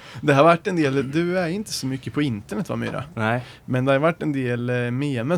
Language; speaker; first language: Swedish; native; Swedish